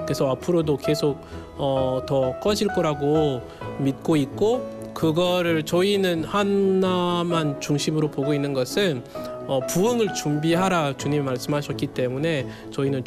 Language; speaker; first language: Korean; non-native, fluent; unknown